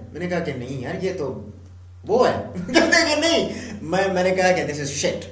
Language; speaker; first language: Urdu; non-native, local second language; Pashto